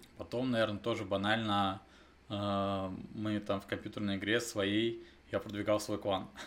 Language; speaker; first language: Russian; native; Russian